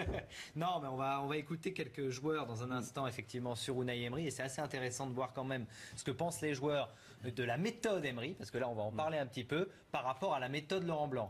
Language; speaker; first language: French; native; French